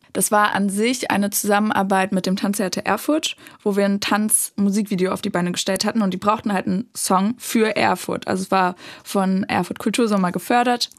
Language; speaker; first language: German; native; German